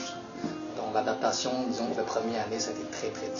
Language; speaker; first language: French; early bilingual, other home language; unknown